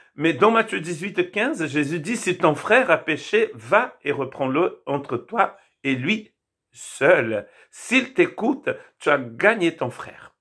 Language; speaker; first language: French; non-native, fluent; Portuguese